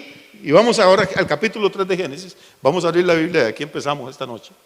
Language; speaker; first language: Spanish; native; Spanish